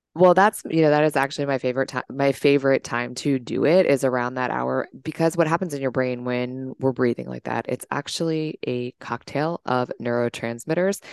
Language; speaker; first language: English; native; English